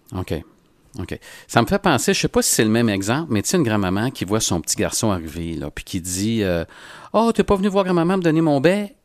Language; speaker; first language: French; native; French